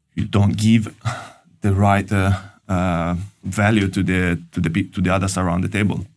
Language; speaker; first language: English; non-native, fluent; Italian